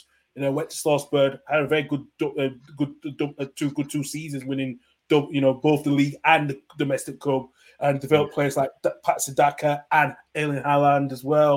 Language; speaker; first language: English; native; English